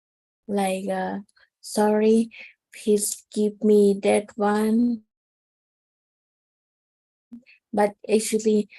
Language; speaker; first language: English; non-native, learner; Thai